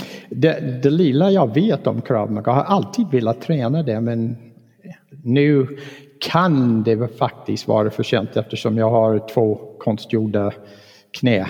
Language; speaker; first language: Swedish; non-native, fluent; English